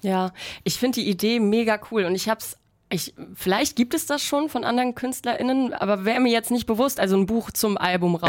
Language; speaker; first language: German; native; German